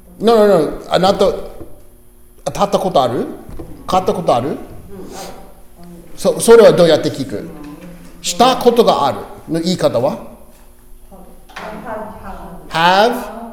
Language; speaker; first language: Japanese; non-native, learner; English